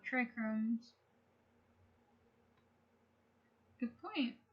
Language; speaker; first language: English; native; English